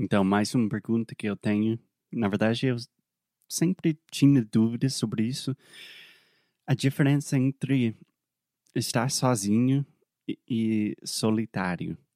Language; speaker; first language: Portuguese; non-native, fluent; English